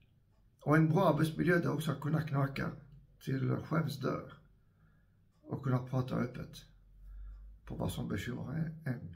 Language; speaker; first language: Swedish; non-native, fluent; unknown